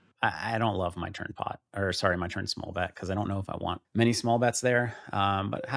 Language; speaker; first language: English; native; English